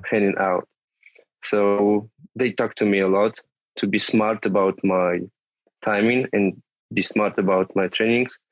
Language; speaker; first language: English; non-native, fluent; Russian